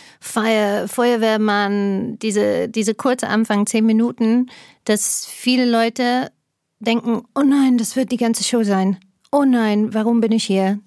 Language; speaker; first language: German; non-native, fluent; English